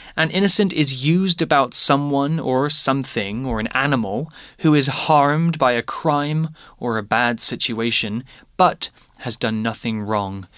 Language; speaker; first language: English; native; English